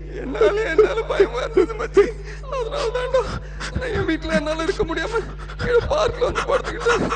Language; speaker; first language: Tamil; native; Tamil